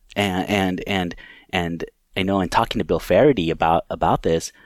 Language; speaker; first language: English; native; English